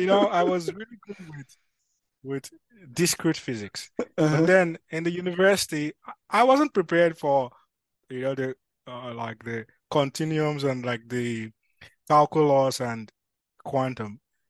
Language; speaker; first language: English; non-native, local second language; Yoruba